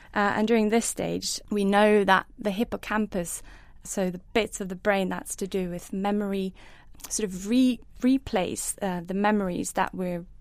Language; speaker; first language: English; non-native, fluent; Norwegian